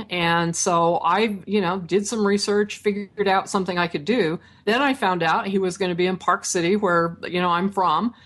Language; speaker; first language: English; native; English